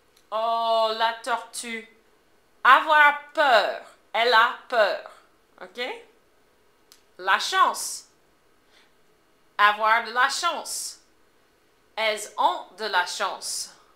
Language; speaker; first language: French; non-native, fluent; English